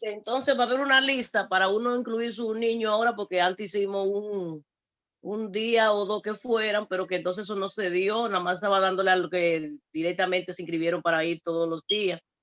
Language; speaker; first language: Spanish; native; Spanish